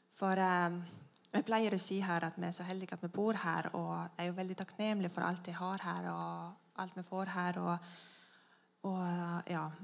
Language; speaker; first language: Norwegian; non-native, fluent; Estonian